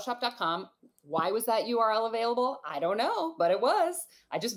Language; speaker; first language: English; native; English